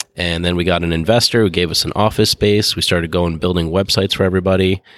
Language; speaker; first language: English; native; English